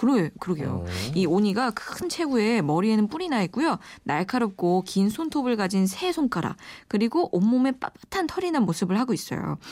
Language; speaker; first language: Korean; native; Korean